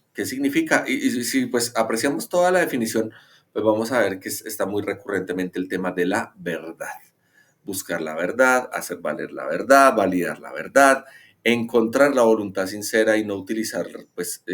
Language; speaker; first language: Spanish; native; Spanish